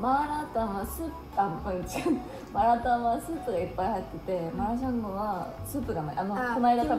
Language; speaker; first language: Korean; non-native, fluent; Japanese